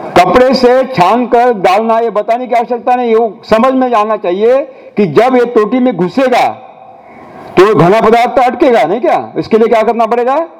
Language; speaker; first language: Hindi; non-native, local second language; Marathi